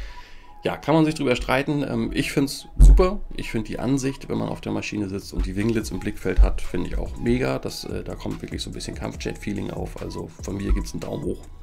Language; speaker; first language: German; native; German